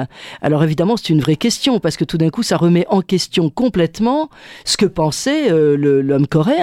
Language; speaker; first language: French; native; French